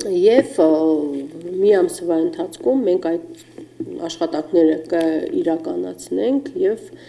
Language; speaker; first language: Armenian; native; Armenian